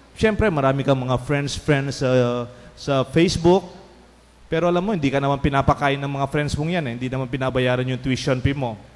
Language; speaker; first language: Filipino; non-native, local second language; Pampanga